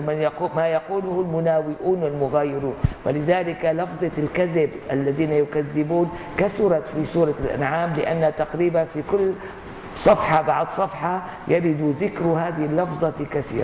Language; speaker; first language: Arabic; native; Arabic